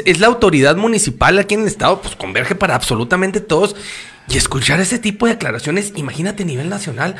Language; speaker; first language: Spanish; native; Spanish